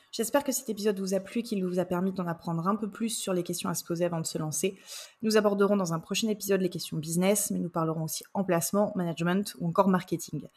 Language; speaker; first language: French; native; French